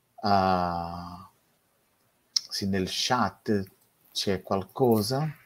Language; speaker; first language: Italian; non-native, fluent; Portuguese